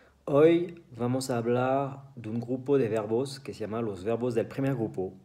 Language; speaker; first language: Spanish; non-native, fluent; French